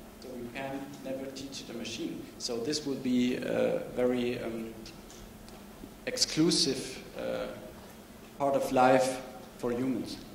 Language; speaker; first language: English; non-native, learner; German